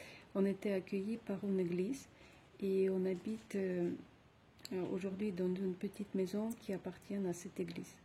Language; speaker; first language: French; non-native, fluent; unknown